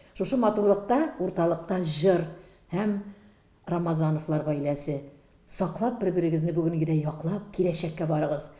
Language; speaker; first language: Tatar; native; Tatar